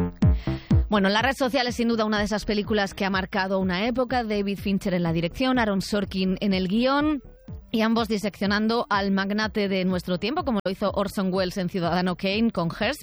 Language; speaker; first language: Spanish; native; Spanish